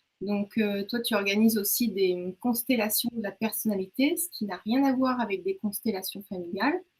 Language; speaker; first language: French; native; French